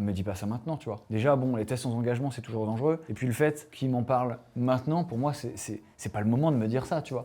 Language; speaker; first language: French; native; French